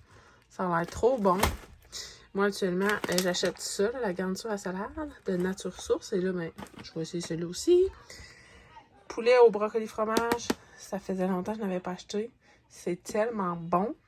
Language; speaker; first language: French; native; French